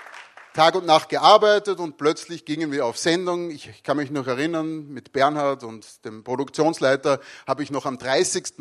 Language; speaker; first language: German; native; German